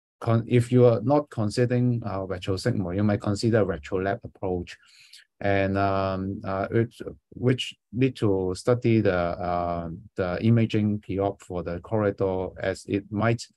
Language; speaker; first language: English; non-native, fluent; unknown